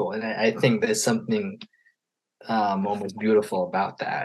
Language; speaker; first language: English; native; English